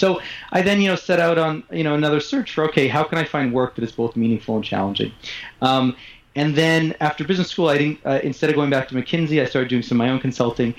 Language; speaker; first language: English; native; English